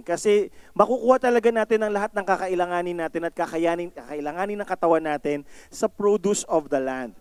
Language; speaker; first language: Filipino; native; Filipino